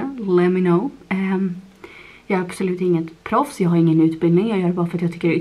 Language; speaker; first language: Swedish; native; Swedish